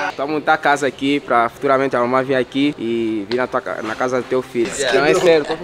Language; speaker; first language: Portuguese; native; Portuguese